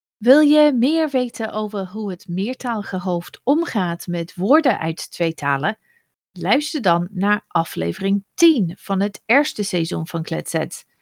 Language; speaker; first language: Dutch; non-native, fluent; English